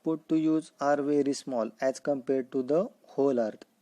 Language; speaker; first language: English; non-native, local second language; Marathi